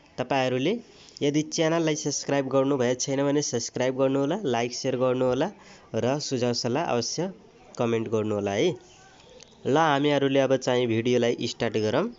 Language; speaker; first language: Nepali; native; Nepali